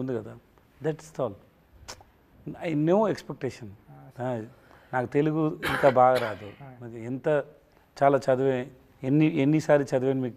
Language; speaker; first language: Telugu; non-native, local second language; Tamil